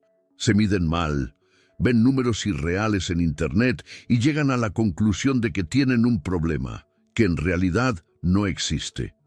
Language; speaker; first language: Spanish; native; Spanish